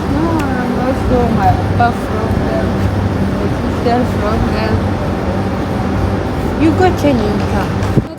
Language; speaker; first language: English; non-native, learner; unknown